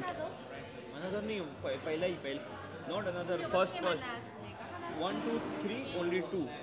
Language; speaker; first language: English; non-native, local second language; Hindi